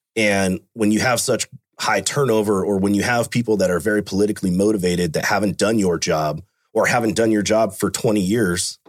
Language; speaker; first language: English; native; English